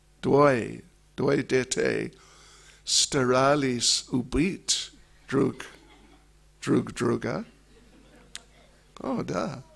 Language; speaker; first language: Russian; non-native, learner; English